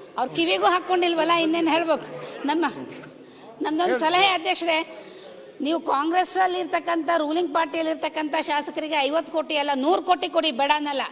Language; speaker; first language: Kannada; native; Kannada